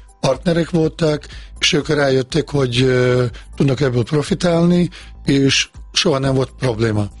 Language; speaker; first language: Hungarian; non-native, fluent; Bosnian